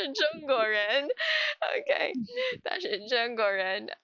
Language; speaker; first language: Chinese; non-native, learner; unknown